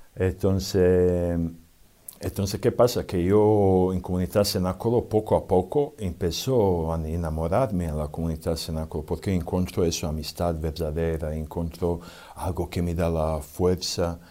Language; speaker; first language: Spanish; non-native, fluent; Serbian